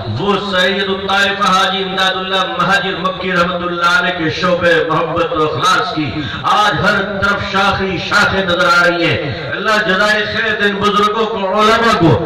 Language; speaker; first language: Urdu; native; Urdu